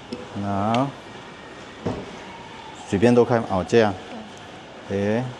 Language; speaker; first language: Chinese; non-native, learner; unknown